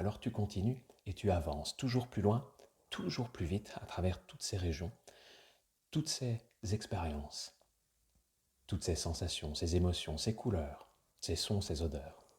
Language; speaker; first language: French; native; French